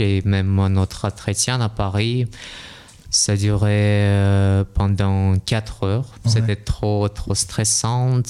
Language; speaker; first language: French; non-native, fluent; Russian